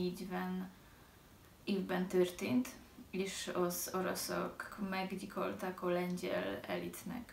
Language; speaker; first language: Hungarian; non-native, learner; Polish